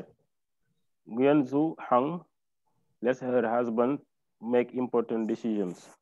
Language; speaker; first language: English; non-native, learner; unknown